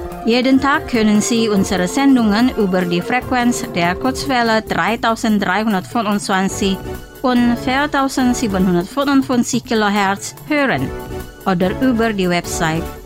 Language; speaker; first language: German; non-native, fluent; Indonesian